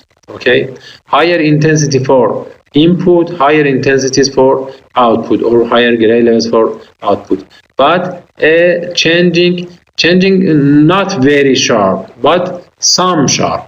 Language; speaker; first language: English; non-native, fluent; Persian